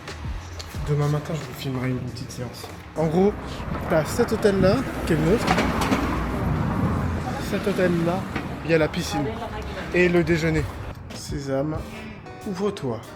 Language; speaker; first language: French; native; French